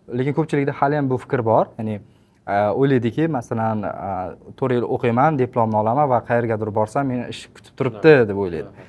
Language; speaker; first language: Uzbek; native; Uzbek